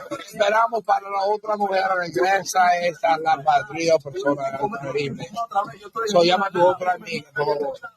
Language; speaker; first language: Spanish; non-native, learner; English